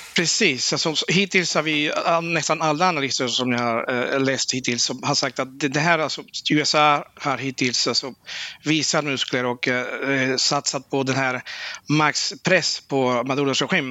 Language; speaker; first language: Swedish; non-native, fluent; Spanish